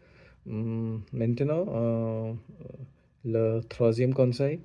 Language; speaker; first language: French; non-native, learner; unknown